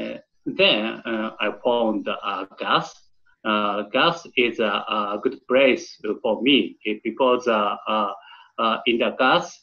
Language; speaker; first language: English; non-native, learner; Japanese